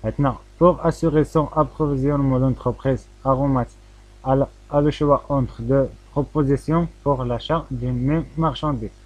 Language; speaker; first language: French; non-native, local second language; Arabic